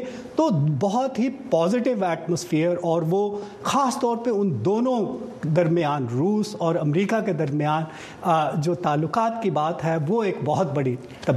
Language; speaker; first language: Urdu; native; Urdu